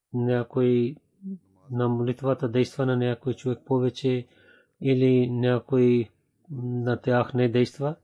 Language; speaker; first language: Bulgarian; non-native, learner; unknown